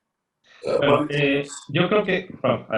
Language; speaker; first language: Spanish; native; Spanish